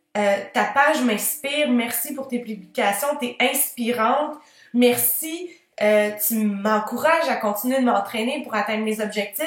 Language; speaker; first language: French; native; French